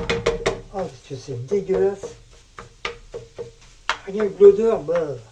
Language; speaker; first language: French; native; French